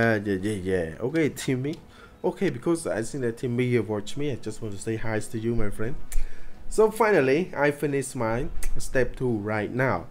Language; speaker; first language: English; non-native, learner; Khmer